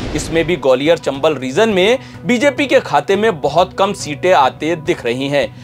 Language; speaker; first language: Hindi; native; Hindi